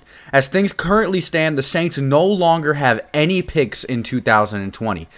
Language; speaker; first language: English; native; English